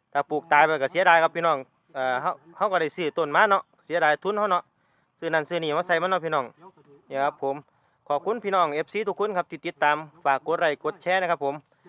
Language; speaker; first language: Thai; native; Thai